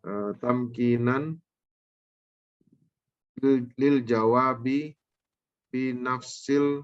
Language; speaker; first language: Arabic; non-native, learner; Indonesian